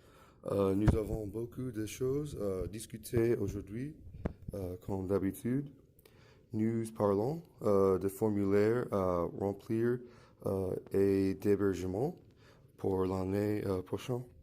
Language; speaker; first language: French; non-native, learner; English